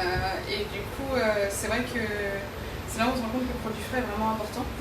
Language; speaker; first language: French; native; French